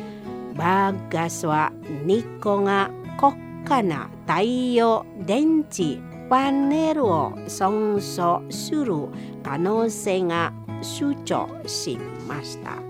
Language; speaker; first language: Japanese; non-native, fluent; Indonesian